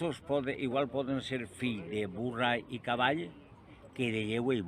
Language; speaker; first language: Catalan; native; Catalan